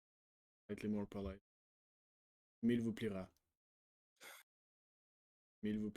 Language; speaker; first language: French; non-native, learner; Russian